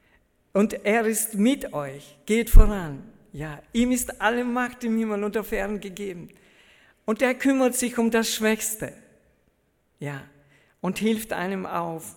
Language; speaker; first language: German; early bilingual, heritage; German